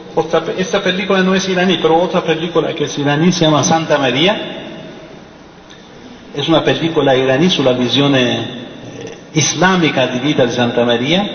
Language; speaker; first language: Spanish; non-native, fluent; Persian